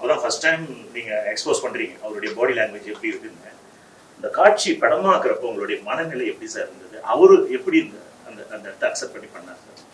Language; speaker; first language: Tamil; native; Tamil